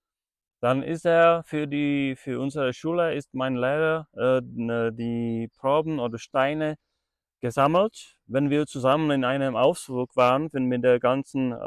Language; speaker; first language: German; non-native, fluent; Czech